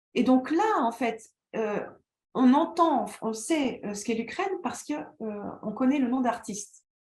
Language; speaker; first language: French; native; French